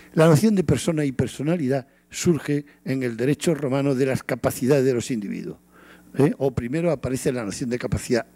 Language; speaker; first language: Spanish; native; Spanish